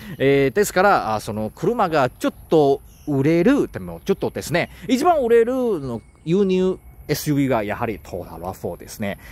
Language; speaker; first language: Japanese; non-native, learner; Chinese